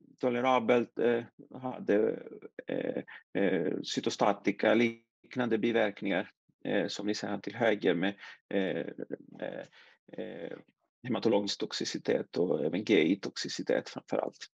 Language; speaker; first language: Swedish; non-native, fluent; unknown